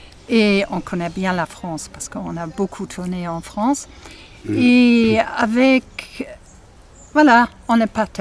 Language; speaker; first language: French; non-native, fluent; German